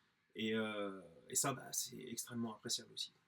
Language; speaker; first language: French; native; French